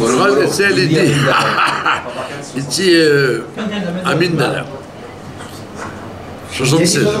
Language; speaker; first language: Hebrew; non-native, fluent; French